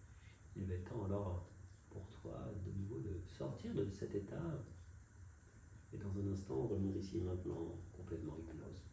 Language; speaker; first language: French; native; French